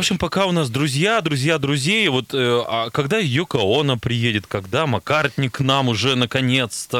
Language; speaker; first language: Russian; native; Russian